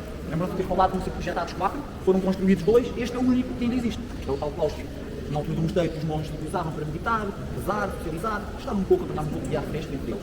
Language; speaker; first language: Portuguese; native; Portuguese